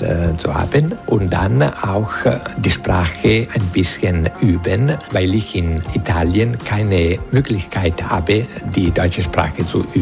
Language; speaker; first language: German; non-native, learner; Italian